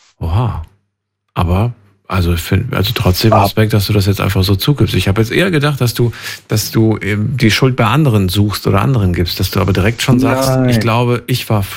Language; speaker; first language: German; native; German